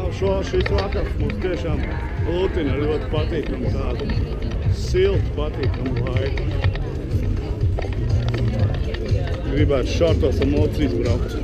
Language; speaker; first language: Latvian; native; Latvian